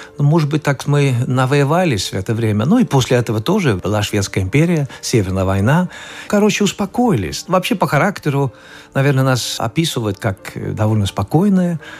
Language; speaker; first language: Russian; non-native, fluent; Swedish